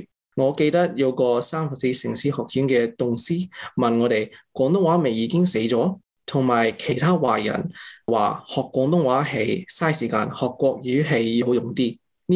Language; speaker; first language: Cantonese; early bilingual, heritage; English